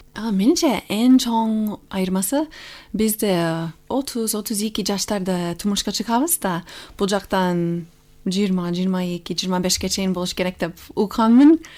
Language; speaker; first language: Kyrgyz; non-native, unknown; English